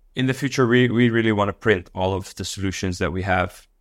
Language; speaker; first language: English; non-native, local second language; Dutch